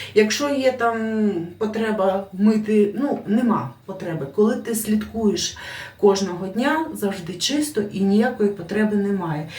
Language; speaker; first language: Ukrainian; non-native, local second language; Russian